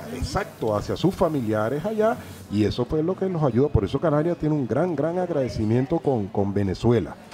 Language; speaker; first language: Spanish; native; Spanish